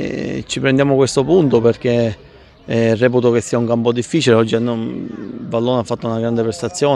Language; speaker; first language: Italian; native; Italian